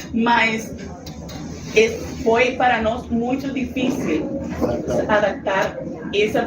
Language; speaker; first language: Portuguese; non-native, learner; Spanish